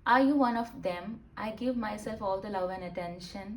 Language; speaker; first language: English; non-native, local second language; Malayalam